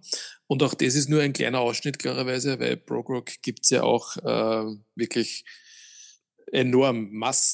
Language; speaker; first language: German; native; German